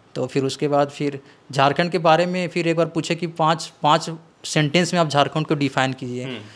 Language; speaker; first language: Hindi; native; Hindi